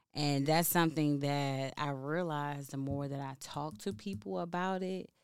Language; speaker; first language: English; native; English